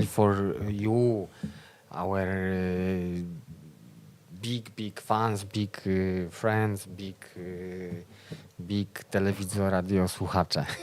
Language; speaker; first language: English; non-native, learner; Polish